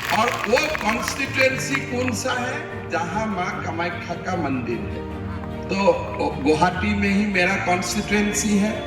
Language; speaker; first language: Hindi; non-native, local second language; Assamese